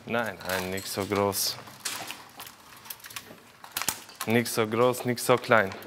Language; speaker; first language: German; non-native, learner; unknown